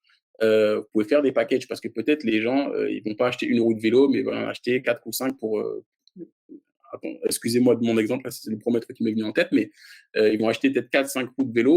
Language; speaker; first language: French; native; French